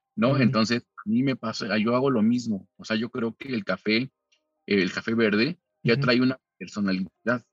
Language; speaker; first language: Spanish; native; Spanish